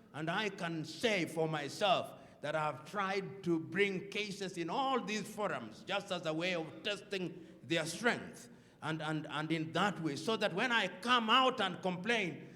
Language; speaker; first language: English; non-native, local second language; Luo (Kenya and Tanzania)